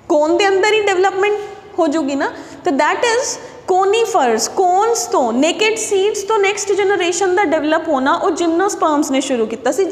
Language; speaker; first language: Hindi; non-native, local second language; Punjabi